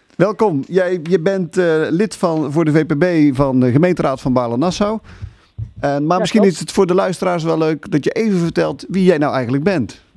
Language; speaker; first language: Dutch; native; Dutch